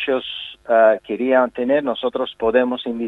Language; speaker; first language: Spanish; non-native, fluent; Azerbaijani